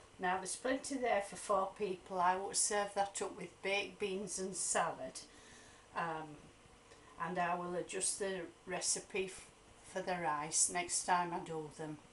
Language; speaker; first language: English; native; English